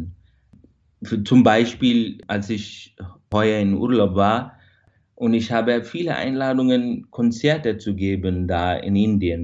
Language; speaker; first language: German; non-native, fluent; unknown